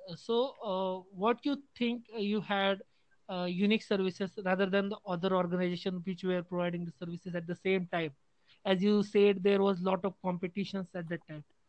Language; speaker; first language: English; non-native, local second language; Hindi